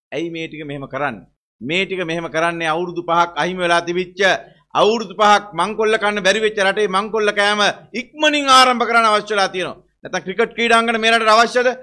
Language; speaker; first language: Sinhala; native; Sinhala